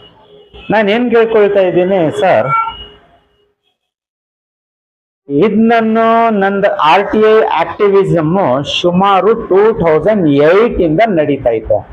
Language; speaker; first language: Kannada; native; Kannada